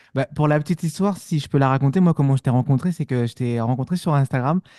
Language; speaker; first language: French; native; French